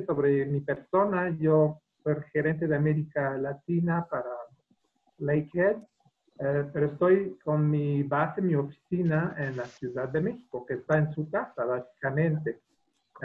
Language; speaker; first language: Spanish; non-native, fluent; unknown